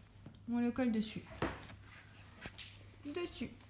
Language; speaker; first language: French; native; French